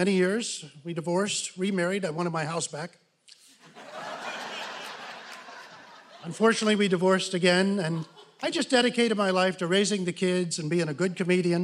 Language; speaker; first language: English; native; English